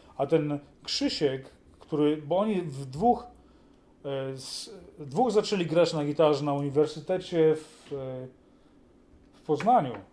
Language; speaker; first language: Polish; native; Polish